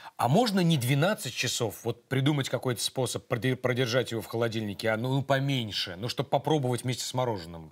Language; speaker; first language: Russian; native; Russian